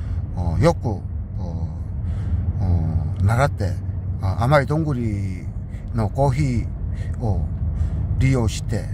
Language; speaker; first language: Japanese; non-native, learner; Korean